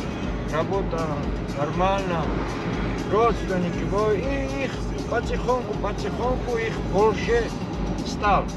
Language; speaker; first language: Russian; non-native, learner; Georgian